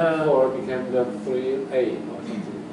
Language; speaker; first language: English; non-native, learner; Chinese